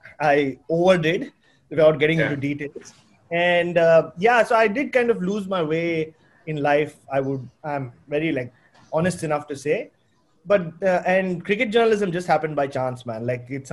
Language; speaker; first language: English; non-native, local second language; Tamil